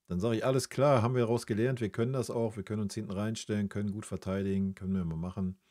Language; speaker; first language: German; native; German